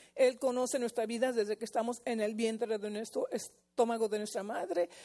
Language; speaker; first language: Spanish; early bilingual, heritage; Spanish